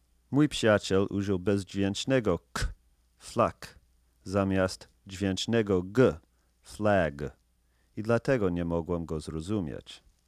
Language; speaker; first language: Polish; non-native, fluent; English